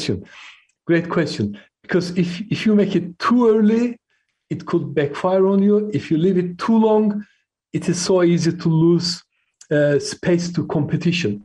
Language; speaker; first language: English; non-native, fluent; Turkish